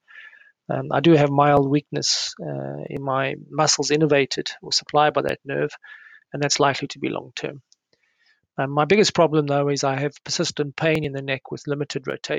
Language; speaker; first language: English; native; English